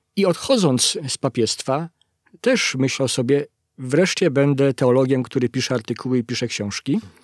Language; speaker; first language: Polish; native; Polish